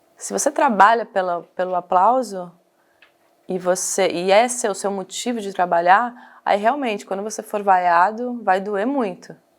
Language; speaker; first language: Portuguese; native; Portuguese